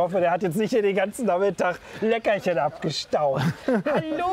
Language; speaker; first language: German; native; German